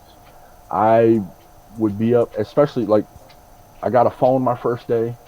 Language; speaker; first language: English; native; English